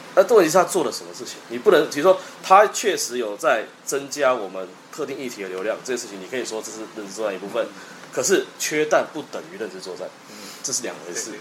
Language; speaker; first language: Chinese; native; Chinese